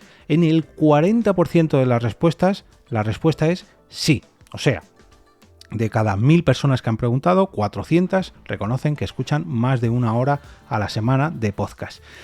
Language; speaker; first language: Spanish; native; Spanish